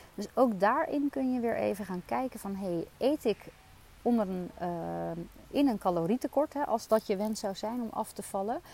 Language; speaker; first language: Dutch; native; Dutch